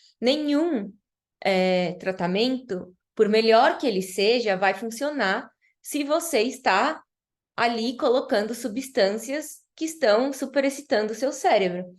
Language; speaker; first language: Portuguese; native; Portuguese